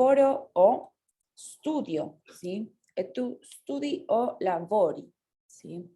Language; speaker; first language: Italian; non-native, fluent; Spanish